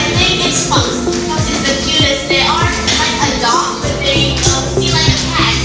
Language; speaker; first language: English; non-native, learner; Indonesian